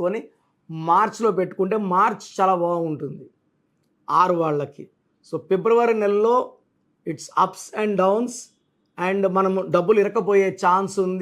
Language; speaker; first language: Telugu; native; Telugu